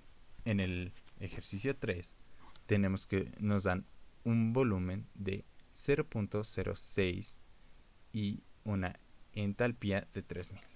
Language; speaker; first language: Spanish; native; Spanish